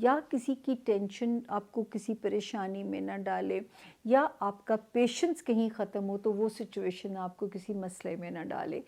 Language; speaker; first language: Urdu; native; Urdu